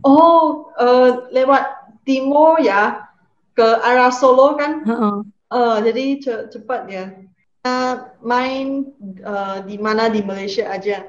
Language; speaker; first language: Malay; non-native, local second language; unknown